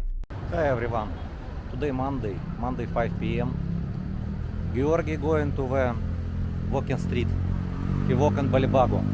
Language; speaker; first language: English; non-native, learner; Russian